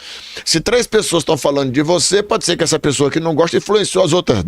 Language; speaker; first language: Portuguese; native; Portuguese